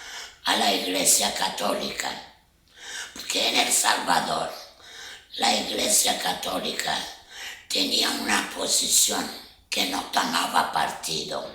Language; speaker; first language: Spanish; non-native, fluent; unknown